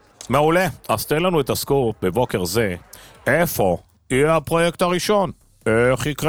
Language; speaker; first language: Hebrew; native; Hebrew